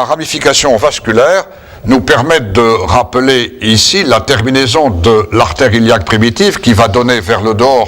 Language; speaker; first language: French; native; French